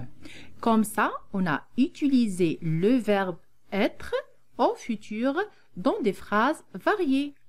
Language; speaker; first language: French; non-native, local second language; Arabic